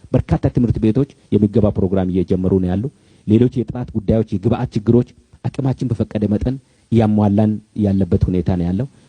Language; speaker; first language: Amharic; non-native, local second language; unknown